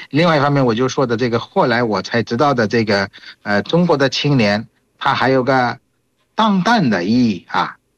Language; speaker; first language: Chinese; non-native, fluent; Bangla